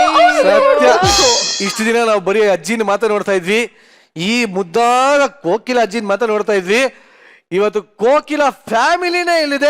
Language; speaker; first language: Kannada; native; Kannada